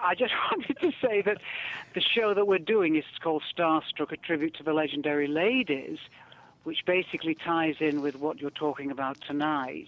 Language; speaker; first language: English; native; English